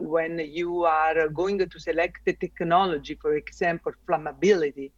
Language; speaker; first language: English; non-native, fluent; Italian